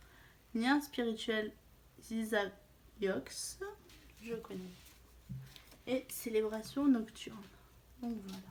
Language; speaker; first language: French; native; French